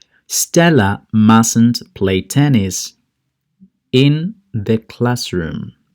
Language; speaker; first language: English; non-native, fluent; Spanish